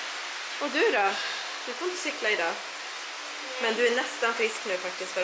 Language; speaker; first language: Swedish; native; Swedish